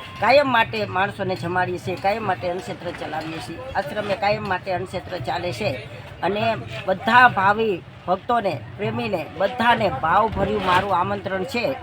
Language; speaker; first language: Gujarati; native; Gujarati